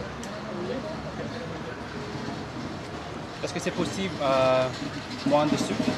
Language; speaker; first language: French; non-native, learner; Indonesian